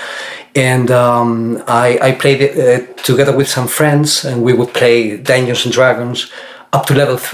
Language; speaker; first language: English; non-native, fluent; Spanish